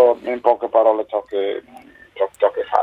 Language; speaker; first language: Italian; non-native, fluent; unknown